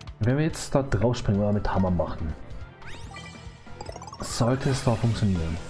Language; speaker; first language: German; native; German